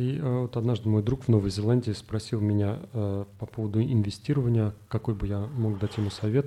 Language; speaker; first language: Russian; native; Russian